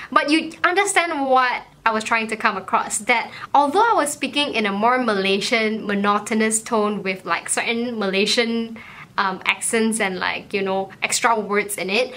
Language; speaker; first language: English; native; English